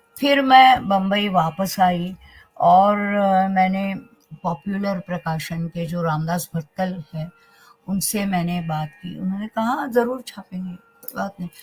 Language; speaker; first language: Hindi; non-native, local second language; Marathi